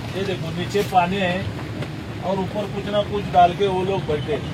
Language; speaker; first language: Hindi; non-native, local second language; Marathi